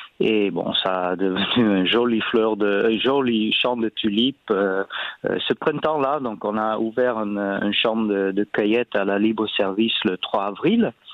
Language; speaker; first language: French; non-native, fluent; Dutch